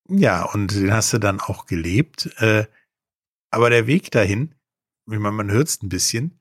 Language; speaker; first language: German; native; German